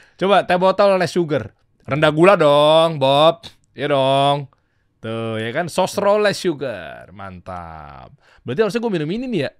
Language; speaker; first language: Indonesian; native; Indonesian